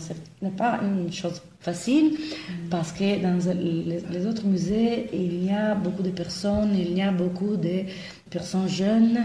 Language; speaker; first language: French; non-native, fluent; Italian